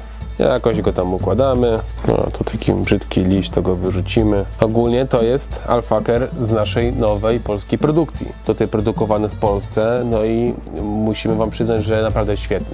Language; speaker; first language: Polish; native; Polish